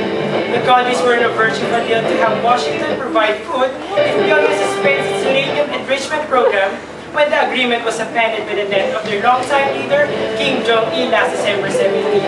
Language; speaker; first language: English; non-native, local second language; Filipino